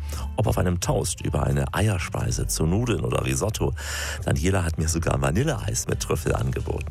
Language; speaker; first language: German; native; German